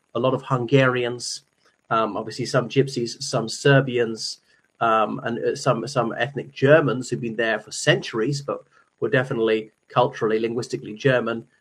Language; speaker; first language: English; native; English